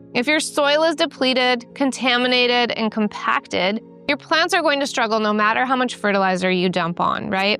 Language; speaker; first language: English; native; English